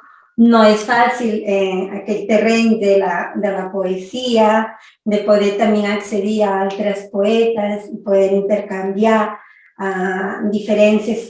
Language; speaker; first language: Catalan; non-native, fluent; Spanish